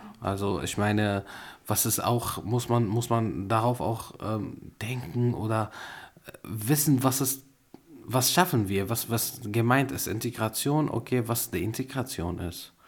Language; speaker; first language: German; non-native, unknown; Arabic